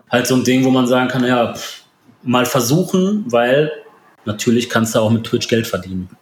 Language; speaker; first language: German; early bilingual, other home language; Polish